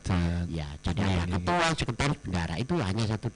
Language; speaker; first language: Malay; non-native, local second language; Javanese